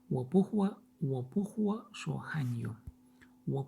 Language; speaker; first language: Chinese; non-native, learner; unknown